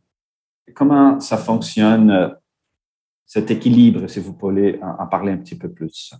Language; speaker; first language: French; non-native, fluent; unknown